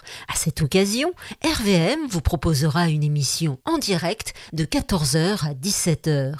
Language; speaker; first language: French; native; French